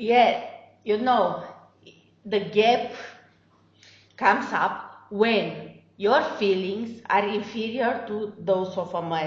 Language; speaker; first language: English; non-native, fluent; Romanian